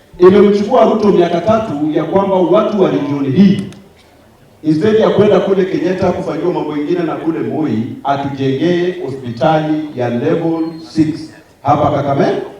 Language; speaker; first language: Swahili; non-native, local second language; Luyia